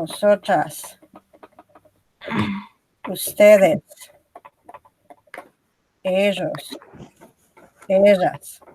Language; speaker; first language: Spanish; non-native, fluent; English